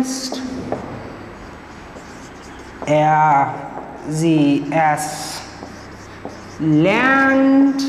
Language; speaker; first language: German; non-native, learner; Marathi